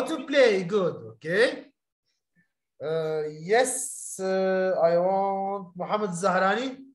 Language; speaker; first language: English; non-native, fluent; Arabic